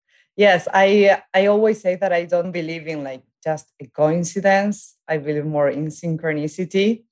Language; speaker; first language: English; non-native, fluent; Spanish